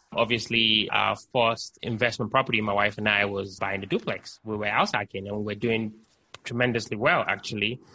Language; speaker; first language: English; non-native, local second language; Yoruba